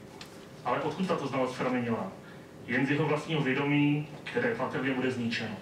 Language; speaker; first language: Czech; native; Czech